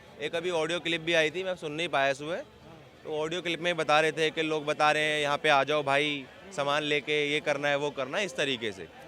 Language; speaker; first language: Hindi; native; Hindi